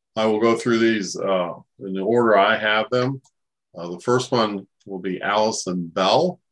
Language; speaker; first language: English; native; English